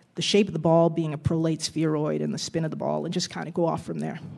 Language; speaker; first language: English; native; English